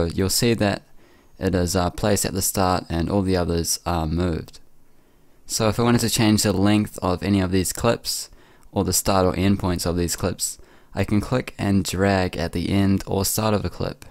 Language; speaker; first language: English; native; English